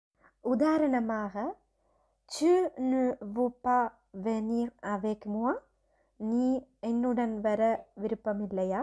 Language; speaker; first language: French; non-native, fluent; Tamil